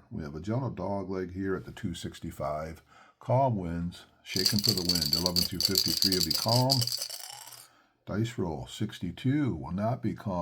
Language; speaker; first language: English; native; English